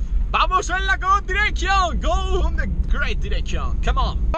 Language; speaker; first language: English; non-native, learner; Spanish